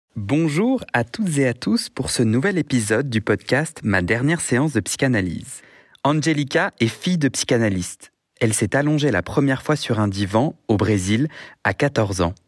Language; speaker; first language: French; native; French